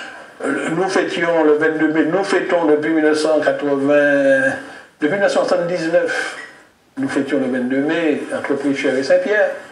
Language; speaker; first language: French; native; French